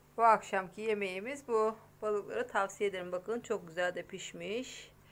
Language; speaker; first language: Turkish; native; Turkish